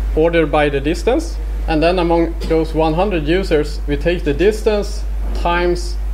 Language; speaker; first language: English; non-native, fluent; Swedish